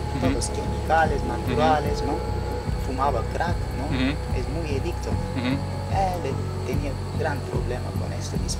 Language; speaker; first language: Spanish; non-native, learner; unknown